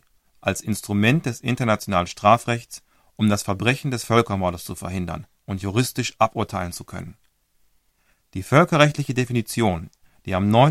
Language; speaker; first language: German; native; German